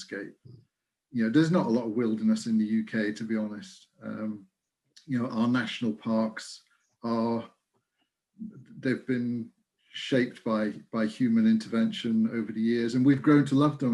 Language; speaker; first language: English; native; English